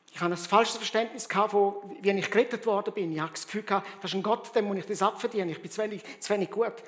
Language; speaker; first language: German; early bilingual, heritage; German